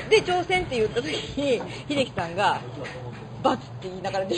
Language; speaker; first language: Japanese; native; Japanese